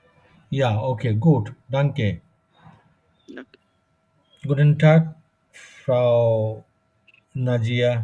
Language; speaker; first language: German; non-native, fluent; Bangla